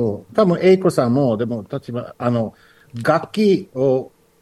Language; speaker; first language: Japanese; non-native, learner; English